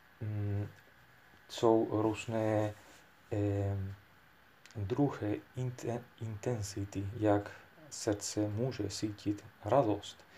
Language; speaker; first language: Czech; non-native, fluent; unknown